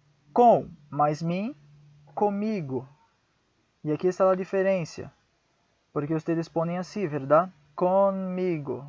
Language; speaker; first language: Portuguese; non-native, fluent; Spanish